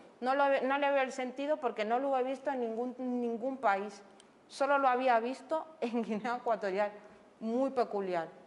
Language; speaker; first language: Spanish; native; Spanish